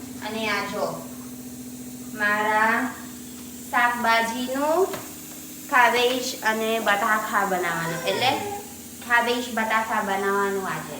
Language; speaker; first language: Gujarati; non-native, learner; Filipino